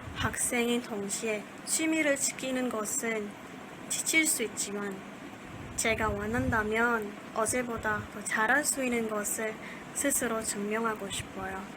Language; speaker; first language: Korean; non-native, learner; Malay